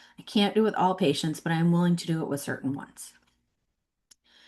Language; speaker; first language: English; native; English